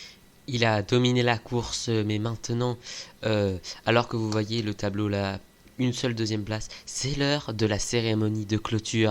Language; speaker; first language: French; native; French